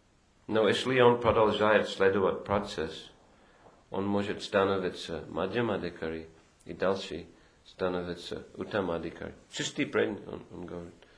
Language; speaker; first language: Russian; non-native, fluent; English